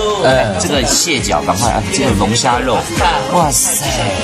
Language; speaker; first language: Chinese; native; Chinese